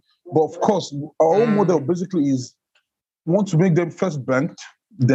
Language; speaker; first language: English; non-native, local second language; Yoruba